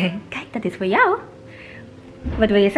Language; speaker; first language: Dutch; non-native, learner; Filipino